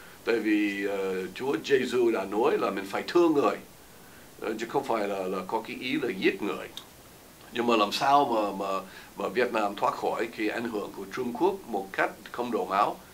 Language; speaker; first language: Vietnamese; non-native, fluent; English